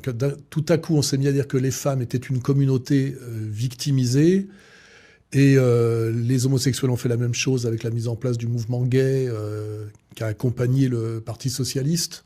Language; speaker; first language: French; native; French